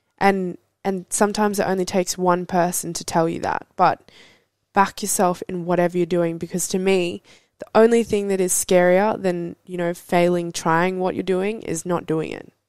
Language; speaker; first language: English; native; English